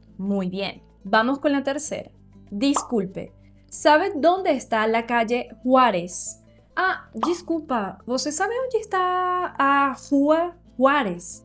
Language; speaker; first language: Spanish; non-native, fluent; Portuguese